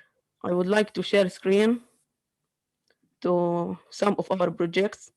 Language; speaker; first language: English; non-native, learner; Arabic